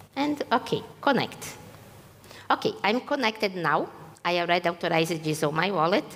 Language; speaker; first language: English; non-native, fluent; Portuguese